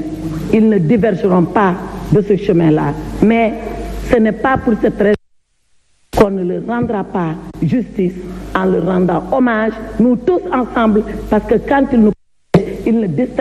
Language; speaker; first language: French; non-native, local second language; Fula